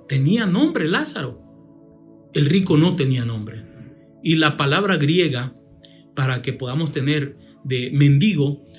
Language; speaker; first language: Spanish; native; Spanish